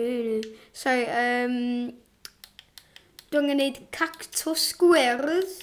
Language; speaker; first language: Welsh; non-native, local second language; English